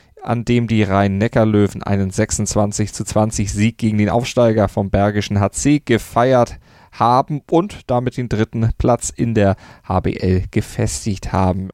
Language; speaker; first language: German; native; German